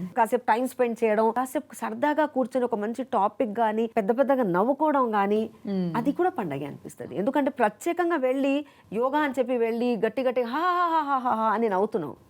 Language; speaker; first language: Telugu; non-native, local second language; Hindi